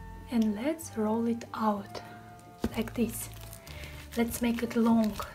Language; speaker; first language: English; non-native, fluent; Russian